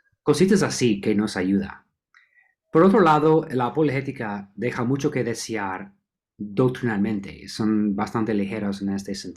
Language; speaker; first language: Spanish; non-native, fluent; English